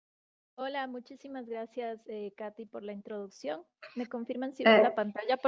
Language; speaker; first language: Spanish; native; Spanish